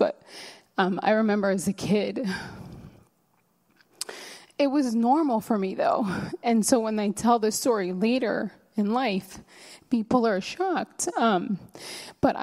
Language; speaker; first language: English; early bilingual, other home language; Spanish